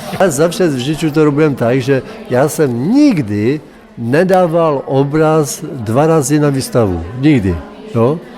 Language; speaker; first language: Polish; non-native, learner; Czech